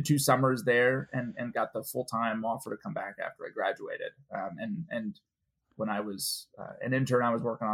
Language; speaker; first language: English; native; English